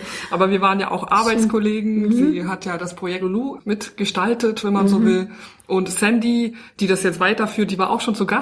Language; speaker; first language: German; native; German